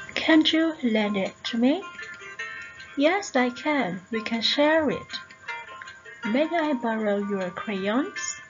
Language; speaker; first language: English; non-native, fluent; Thai